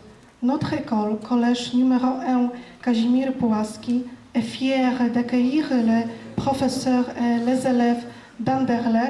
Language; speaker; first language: French; non-native, fluent; Polish